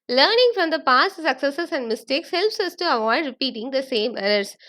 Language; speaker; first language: English; non-native, local second language; Tamil